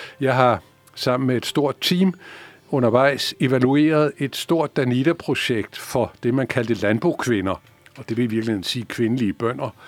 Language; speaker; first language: Danish; native; Danish